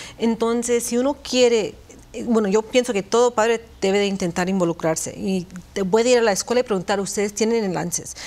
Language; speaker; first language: Spanish; early bilingual, heritage; Spanish